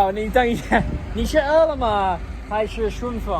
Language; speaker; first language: Chinese; non-native, learner; English